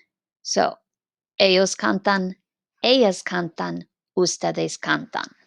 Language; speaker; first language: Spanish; non-native, fluent; English